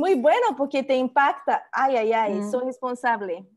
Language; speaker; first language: Spanish; non-native, learner; Portuguese